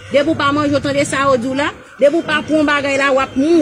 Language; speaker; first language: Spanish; non-native, learner; Haitian Creole